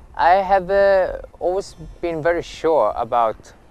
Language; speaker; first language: English; early bilingual, other home language; Swedish